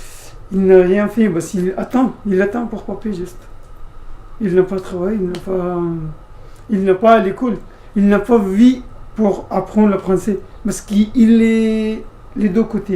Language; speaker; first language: French; non-native, learner; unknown